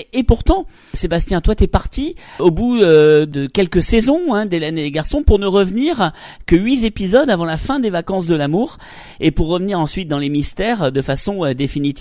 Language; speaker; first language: French; native; French